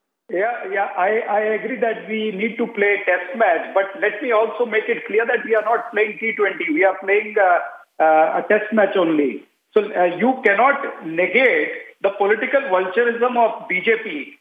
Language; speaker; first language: English; non-native, local second language; Hindi